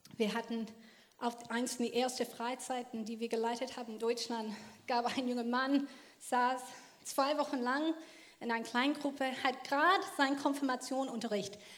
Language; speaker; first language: German; non-native, fluent; English